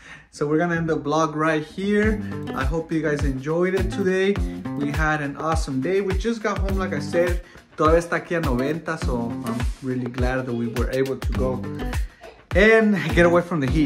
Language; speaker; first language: English; early bilingual, other home language; Spanish